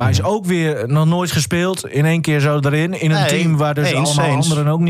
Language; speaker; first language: Dutch; native; Dutch